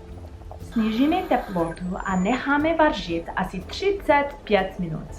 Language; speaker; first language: Czech; non-native, learner; English